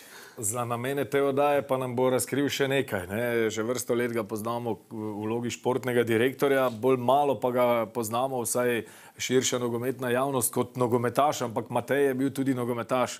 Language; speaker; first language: Slovenian; native; Slovenian